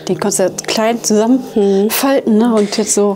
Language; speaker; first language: German; native; German